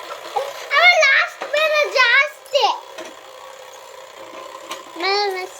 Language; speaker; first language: Kannada; native; Kannada